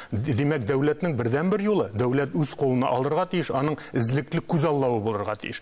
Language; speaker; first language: Tatar; native; Tatar